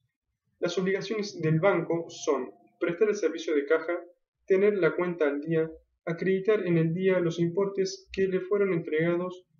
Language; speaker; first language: Spanish; native; Spanish